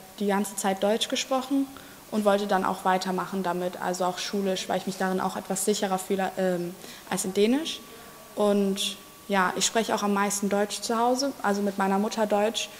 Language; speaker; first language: German; native; German